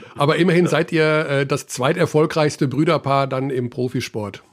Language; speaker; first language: German; native; German